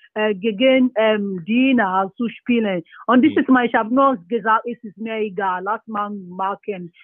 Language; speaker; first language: German; non-native, fluent; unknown